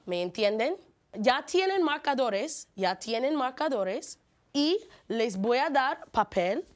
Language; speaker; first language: Spanish; non-native, fluent; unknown